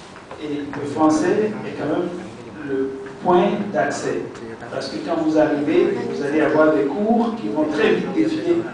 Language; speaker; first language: French; native; French